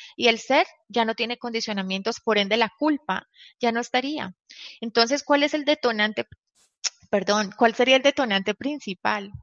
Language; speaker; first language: Spanish; native; Spanish